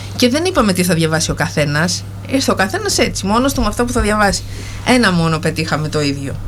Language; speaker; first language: Greek; native; Greek